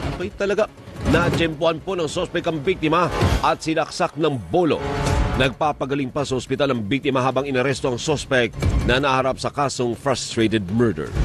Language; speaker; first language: Filipino; native; Filipino